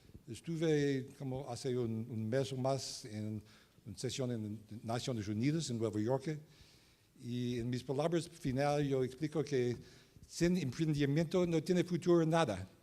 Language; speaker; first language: Spanish; non-native, learner; English